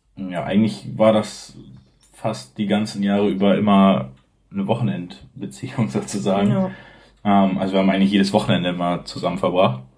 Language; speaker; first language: German; native; German